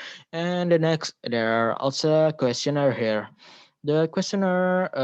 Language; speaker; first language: English; non-native, learner; Indonesian